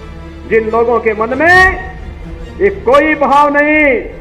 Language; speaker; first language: Hindi; native; Hindi